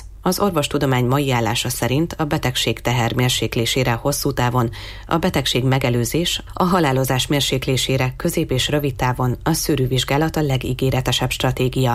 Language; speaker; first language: Hungarian; native; Hungarian